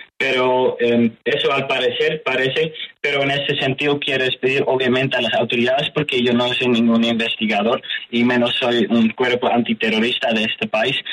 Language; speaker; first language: Spanish; non-native, fluent; Dutch